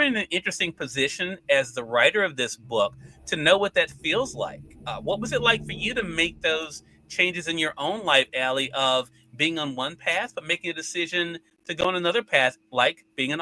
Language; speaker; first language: English; native; English